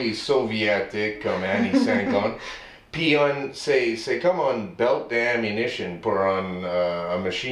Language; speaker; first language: French; non-native, learner; English